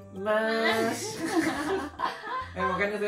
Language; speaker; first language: Indonesian; native; Indonesian